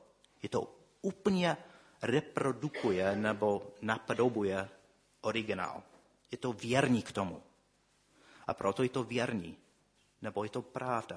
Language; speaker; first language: Czech; non-native, fluent; English